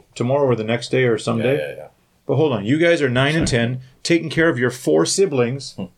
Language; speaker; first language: English; native; English